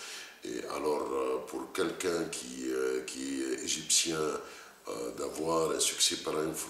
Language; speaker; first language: French; non-native, fluent; Arabic